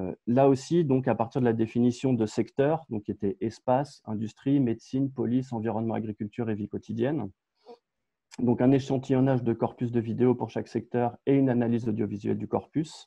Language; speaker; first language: French; native; French